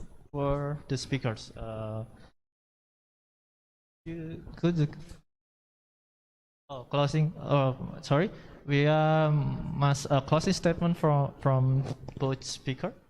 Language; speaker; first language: English; non-native, learner; Indonesian